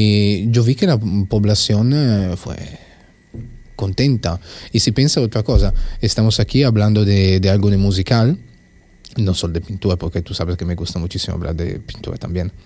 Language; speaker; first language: Spanish; non-native, fluent; Italian